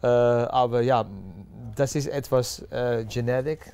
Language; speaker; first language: German; non-native, learner; Dutch